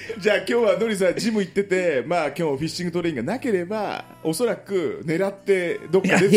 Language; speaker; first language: Japanese; native; Japanese